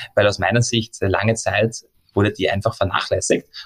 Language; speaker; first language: German; native; German